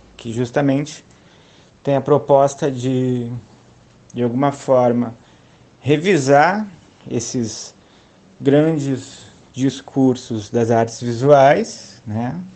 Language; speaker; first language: Portuguese; native; Portuguese